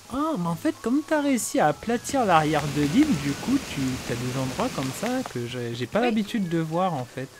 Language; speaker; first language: French; native; French